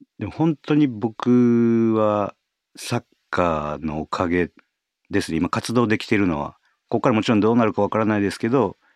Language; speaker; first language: Japanese; native; Japanese